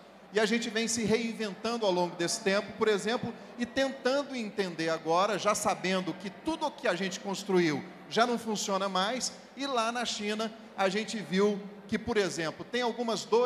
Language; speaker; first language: Portuguese; native; Portuguese